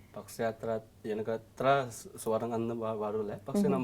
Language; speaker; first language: Malayalam; non-native, learner; Assamese